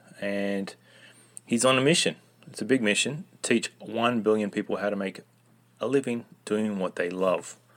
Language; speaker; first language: English; native; English